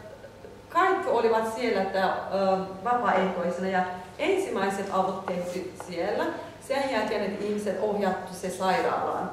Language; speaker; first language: Finnish; non-native, fluent; Turkish